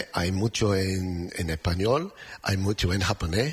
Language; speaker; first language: Spanish; non-native, fluent; English